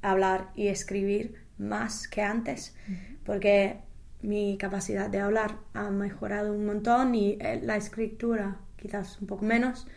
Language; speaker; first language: Spanish; non-native, fluent; English